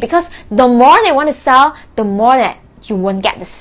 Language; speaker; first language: English; non-native, local second language; Chinese